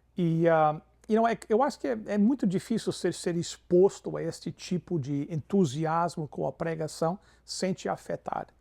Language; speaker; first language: Portuguese; non-native, fluent; English